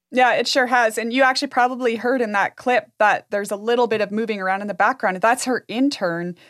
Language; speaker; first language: English; native; English